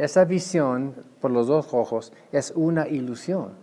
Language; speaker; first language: Spanish; non-native, fluent; English